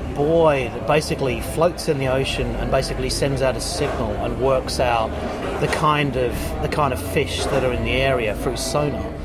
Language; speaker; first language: English; native; English